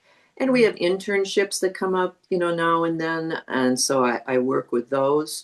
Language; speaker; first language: English; native; English